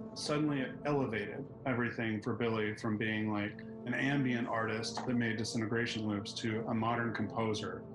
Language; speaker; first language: English; native; English